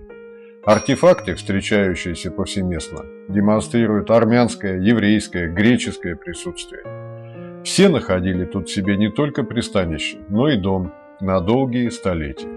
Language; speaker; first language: Russian; native; Russian